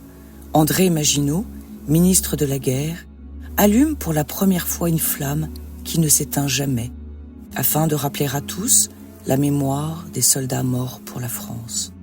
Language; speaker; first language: French; native; French